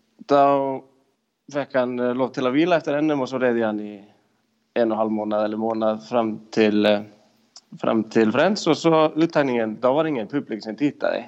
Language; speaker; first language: Swedish; non-native, fluent; Icelandic